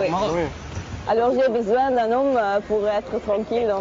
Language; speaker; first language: French; non-native, local second language; Dutch